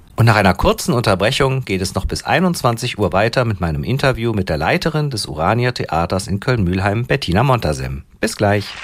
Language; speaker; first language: German; native; German